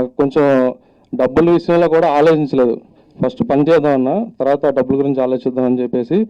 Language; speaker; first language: Telugu; native; Telugu